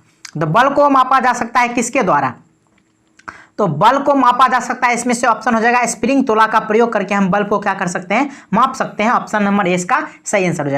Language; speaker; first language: Hindi; native; Hindi